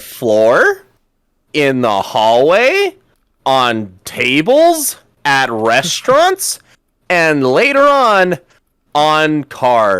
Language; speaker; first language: English; native; English